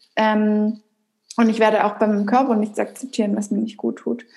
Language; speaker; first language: German; native; German